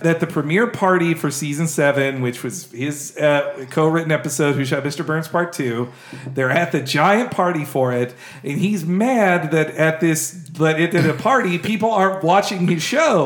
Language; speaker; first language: English; native; English